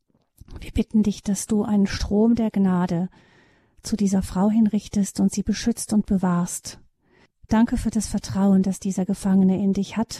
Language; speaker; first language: German; native; German